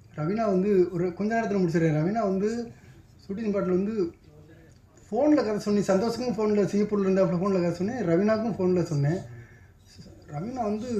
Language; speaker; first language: Tamil; native; Tamil